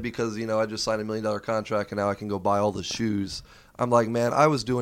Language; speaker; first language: English; native; English